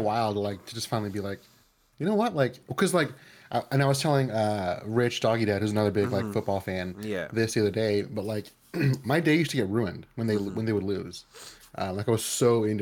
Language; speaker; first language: English; early bilingual, other home language; Spanish